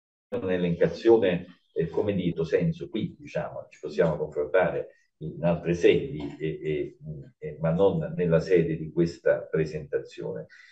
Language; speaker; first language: Italian; native; Italian